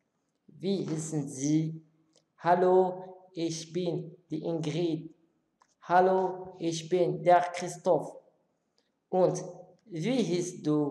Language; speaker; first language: German; non-native, learner; Arabic